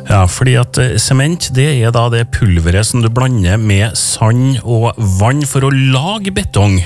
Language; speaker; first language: Norwegian; native; Norwegian